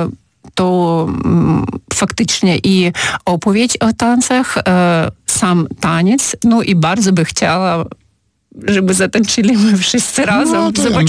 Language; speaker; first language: Polish; non-native, fluent; Ukrainian